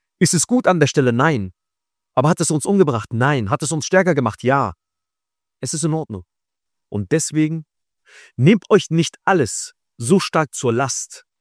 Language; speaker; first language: German; early bilingual, other home language; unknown